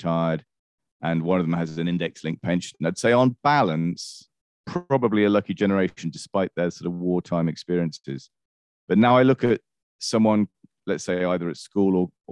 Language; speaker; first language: English; native; English